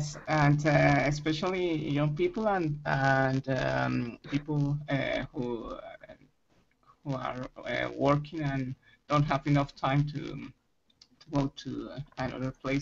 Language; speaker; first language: English; non-native, learner; Spanish